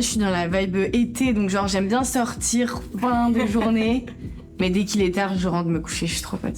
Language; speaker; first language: French; native; French